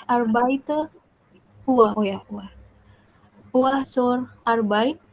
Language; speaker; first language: German; non-native, learner; Indonesian